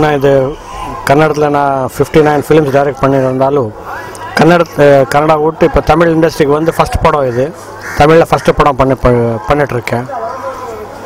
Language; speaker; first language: Tamil; non-native, local second language; Kannada